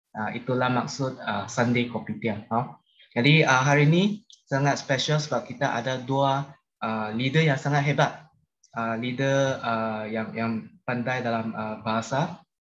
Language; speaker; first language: Malay; non-native, local second language; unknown